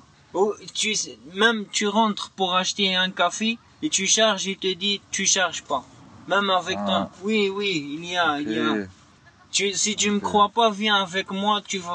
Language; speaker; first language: French; non-native, learner; Arabic